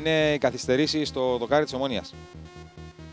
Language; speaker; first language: Greek; native; Greek